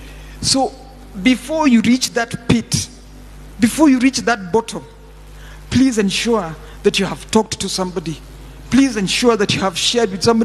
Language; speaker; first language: English; non-native, local second language; Swahili